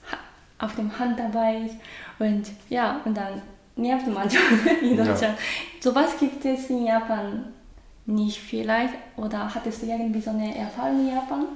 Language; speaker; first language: German; non-native, learner; Japanese